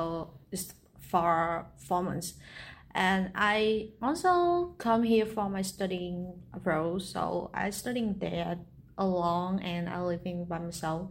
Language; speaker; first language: English; non-native, learner; Vietnamese